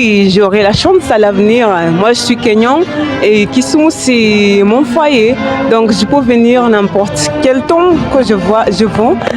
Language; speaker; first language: French; non-native, fluent; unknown